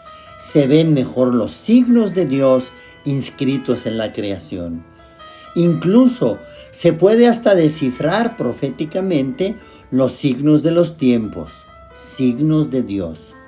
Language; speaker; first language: Spanish; native; Spanish